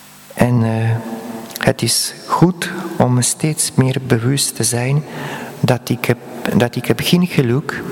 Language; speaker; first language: Dutch; non-native, fluent; Polish